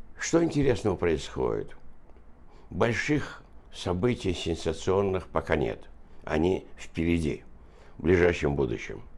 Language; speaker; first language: Russian; non-native, local second language; Azerbaijani